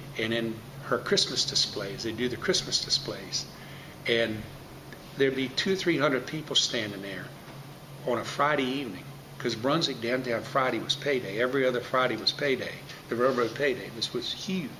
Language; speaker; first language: English; native; English